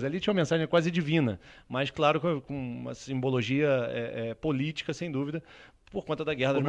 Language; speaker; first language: Portuguese; native; Portuguese